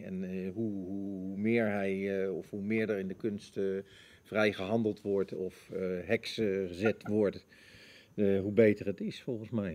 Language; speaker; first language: Dutch; native; Dutch